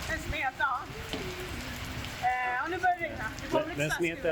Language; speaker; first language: Swedish; native; Swedish